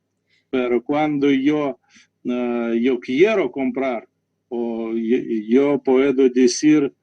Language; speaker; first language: Spanish; non-native, learner; Russian